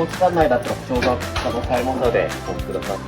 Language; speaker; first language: Japanese; native; Japanese